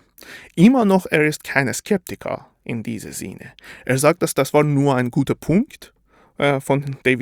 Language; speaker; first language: German; non-native, fluent; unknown